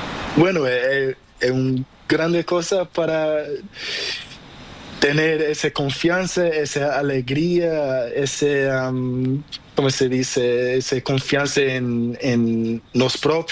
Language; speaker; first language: Spanish; non-native, learner; Portuguese